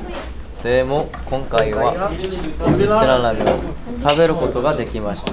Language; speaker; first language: Japanese; non-native, learner; Korean